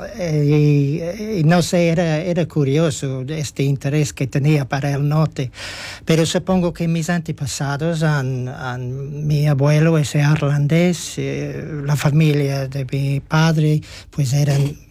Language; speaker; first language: Spanish; non-native, fluent; English